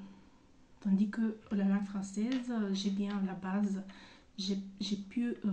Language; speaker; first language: French; non-native, fluent; Bulgarian